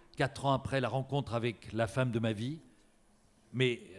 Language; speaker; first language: French; native; French